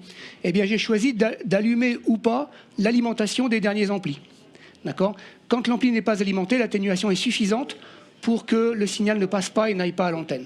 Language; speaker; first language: French; native; French